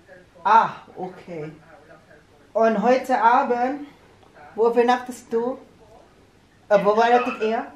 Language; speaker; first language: German; non-native, learner; Filipino